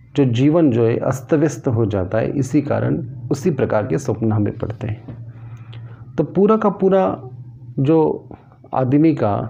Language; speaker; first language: Hindi; non-native, local second language; Marathi